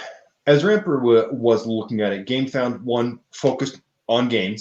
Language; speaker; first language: English; native; English